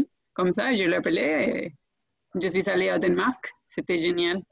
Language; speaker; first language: French; non-native, fluent; Spanish